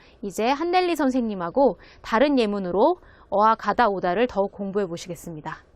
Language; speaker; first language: Korean; native; Korean